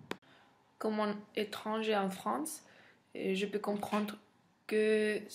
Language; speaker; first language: French; non-native, fluent; Spanish